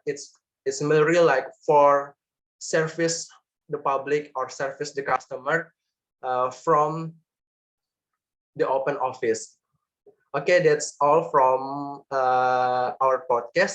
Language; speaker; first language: English; non-native, learner; Indonesian